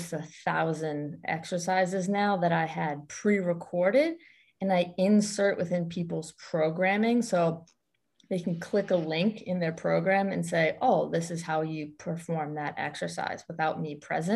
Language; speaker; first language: English; native; English